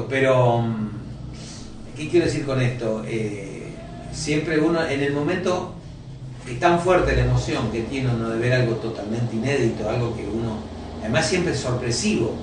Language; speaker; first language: Spanish; native; Spanish